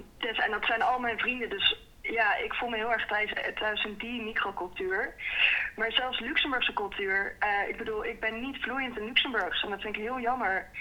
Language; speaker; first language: Dutch; early bilingual, heritage; Dutch